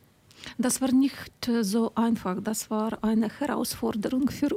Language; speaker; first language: German; non-native, learner; Ukrainian